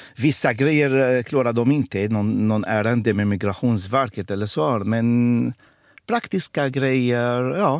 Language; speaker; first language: Swedish; non-native, fluent; Arabic